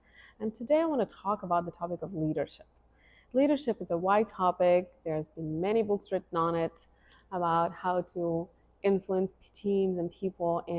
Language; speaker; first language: English; non-native, fluent; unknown